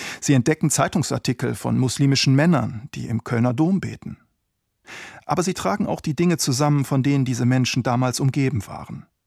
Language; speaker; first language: German; native; German